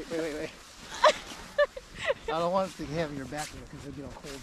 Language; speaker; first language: English; native; English